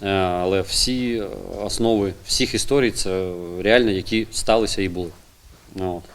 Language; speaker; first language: Ukrainian; native; Ukrainian